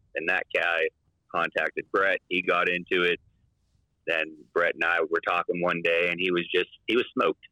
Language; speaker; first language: English; native; English